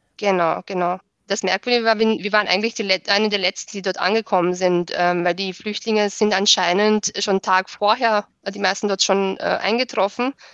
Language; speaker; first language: German; early bilingual, other home language; Bosnian